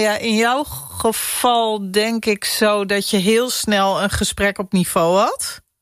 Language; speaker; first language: Dutch; native; Dutch